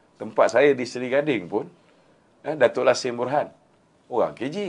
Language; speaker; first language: Malay; native; Malay